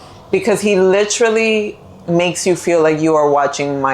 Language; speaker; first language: English; native; English